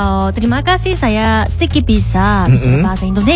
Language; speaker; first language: Indonesian; non-native, learner; Korean